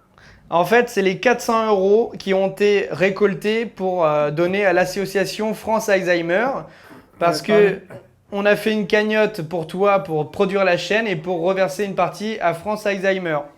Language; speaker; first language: French; native; French